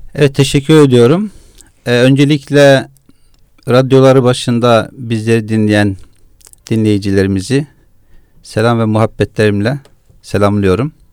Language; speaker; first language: Turkish; native; Turkish